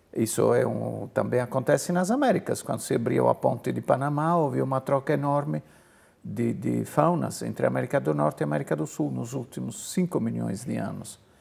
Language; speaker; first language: Portuguese; non-native, fluent; Italian